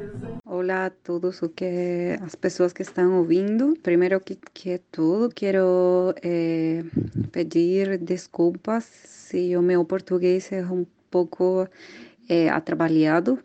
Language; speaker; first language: Portuguese; non-native, fluent; Spanish